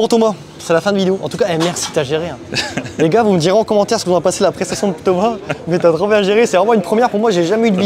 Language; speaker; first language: French; native; French